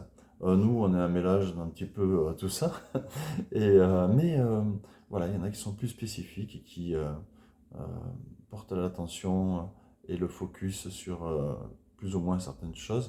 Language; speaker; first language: French; native; French